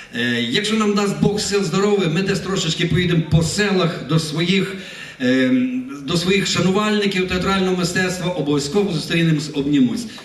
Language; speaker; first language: Ukrainian; native; Ukrainian